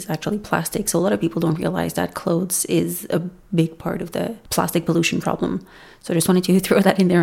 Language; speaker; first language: English; non-native, fluent; French